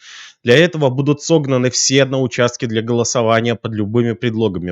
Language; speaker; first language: Russian; native; Russian